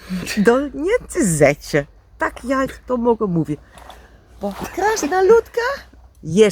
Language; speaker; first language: Polish; non-native, learner; Dutch